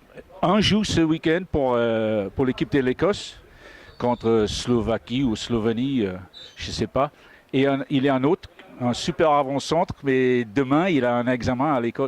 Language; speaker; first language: French; non-native, fluent; English